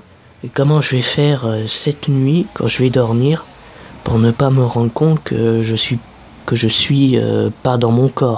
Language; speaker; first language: French; native; French